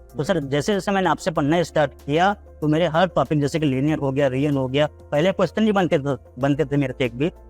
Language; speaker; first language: Hindi; native; Hindi